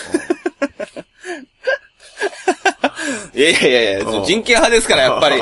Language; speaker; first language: Japanese; native; Japanese